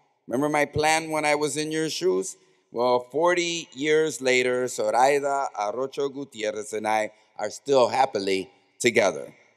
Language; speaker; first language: English; native; English